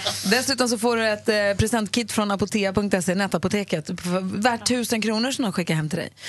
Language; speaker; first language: Swedish; native; Swedish